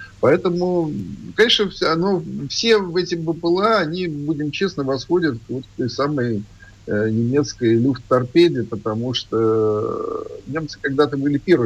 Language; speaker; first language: Russian; native; Russian